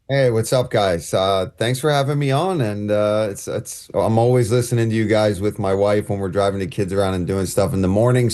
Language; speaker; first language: English; native; English